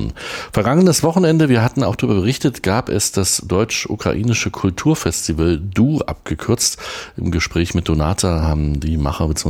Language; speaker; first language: German; native; German